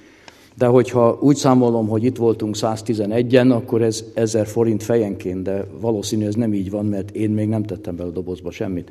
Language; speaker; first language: Hungarian; native; Hungarian